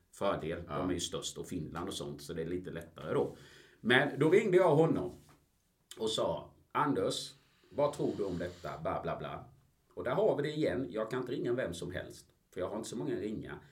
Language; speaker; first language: Swedish; early bilingual, other home language; Spanish